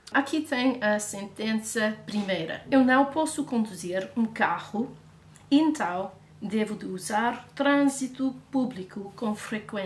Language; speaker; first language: Portuguese; non-native, learner; English